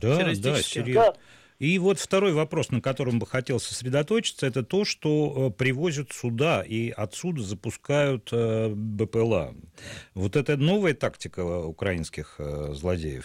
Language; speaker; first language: Russian; native; Russian